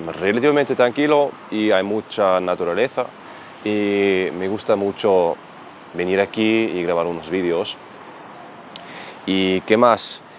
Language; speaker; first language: Spanish; non-native, fluent; German